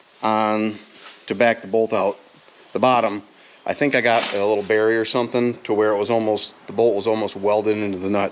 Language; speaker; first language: English; native; English